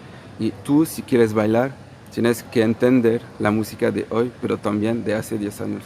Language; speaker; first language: Spanish; non-native, fluent; Portuguese